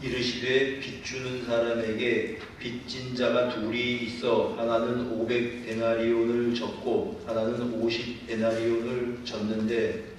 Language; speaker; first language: Korean; native; Korean